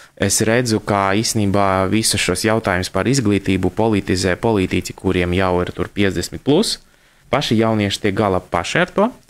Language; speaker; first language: Latvian; non-native, local second language; Russian